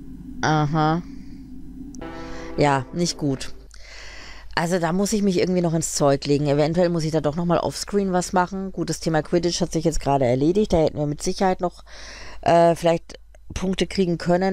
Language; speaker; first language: German; native; German